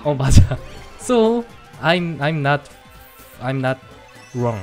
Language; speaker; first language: English; non-native, learner; Korean